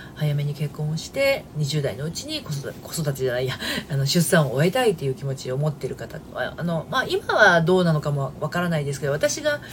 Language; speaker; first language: Japanese; native; Japanese